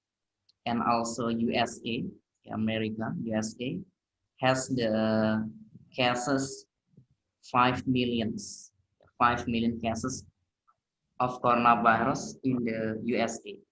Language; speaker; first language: English; non-native, learner; Indonesian